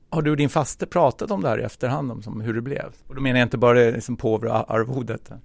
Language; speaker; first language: Swedish; native; Swedish